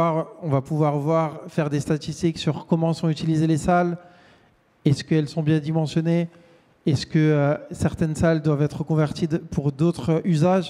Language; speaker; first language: French; native; French